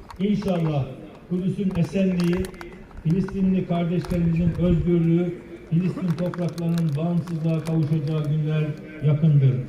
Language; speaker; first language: Turkish; native; Turkish